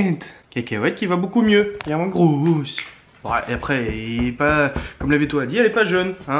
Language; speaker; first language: French; native; French